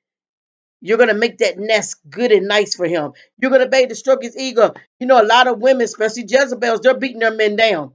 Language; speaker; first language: English; native; English